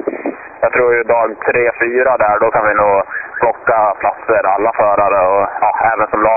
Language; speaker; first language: Swedish; native; Swedish